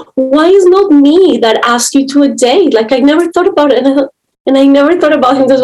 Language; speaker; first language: English; non-native, fluent; Spanish